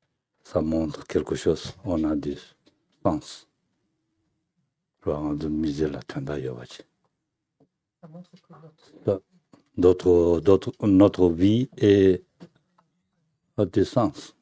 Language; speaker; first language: French; non-native, fluent; Tibetan